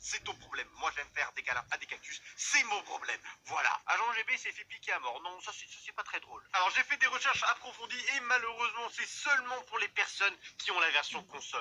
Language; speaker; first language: French; native; French